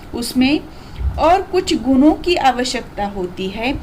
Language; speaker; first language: Hindi; non-native, local second language; Marathi